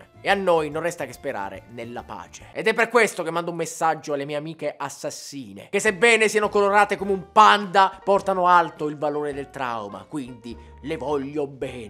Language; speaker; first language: Italian; native; Italian